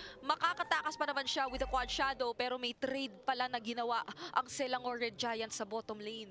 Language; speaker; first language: Filipino; native; Filipino